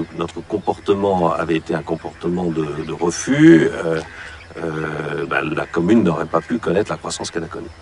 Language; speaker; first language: French; native; French